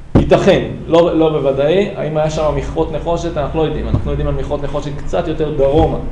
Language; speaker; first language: Hebrew; native; Hebrew